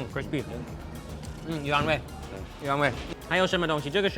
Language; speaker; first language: Chinese; non-native, fluent; English